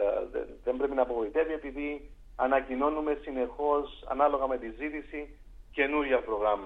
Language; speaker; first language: Greek; native; Greek